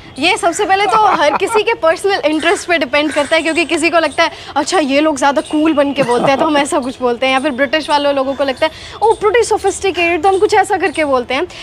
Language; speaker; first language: Hindi; native; Hindi